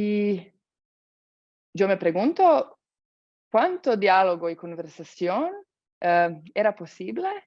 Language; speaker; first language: Spanish; non-native, fluent; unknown